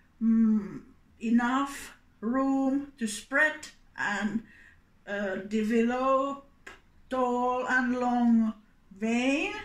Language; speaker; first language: English; non-native, learner; Finnish